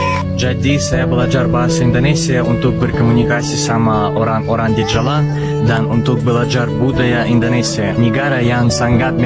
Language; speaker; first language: Indonesian; non-native, learner; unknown